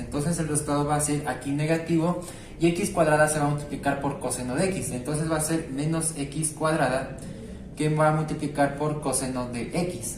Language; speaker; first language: Spanish; native; Spanish